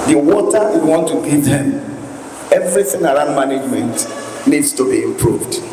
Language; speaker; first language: English; non-native, local second language; Yoruba